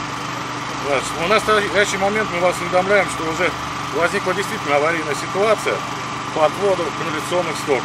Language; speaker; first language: Russian; native; Russian